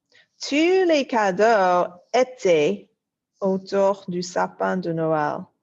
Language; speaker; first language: French; non-native, fluent; English